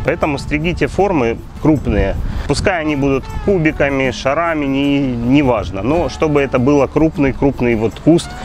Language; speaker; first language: Russian; native; Russian